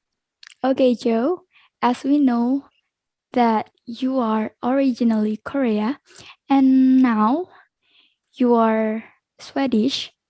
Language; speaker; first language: English; non-native, learner; Indonesian